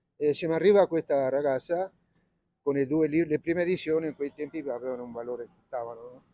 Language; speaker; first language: Italian; non-native, fluent; Spanish